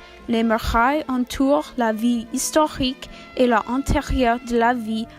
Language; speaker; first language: French; non-native, learner; English